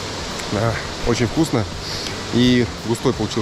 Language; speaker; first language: Russian; native; Russian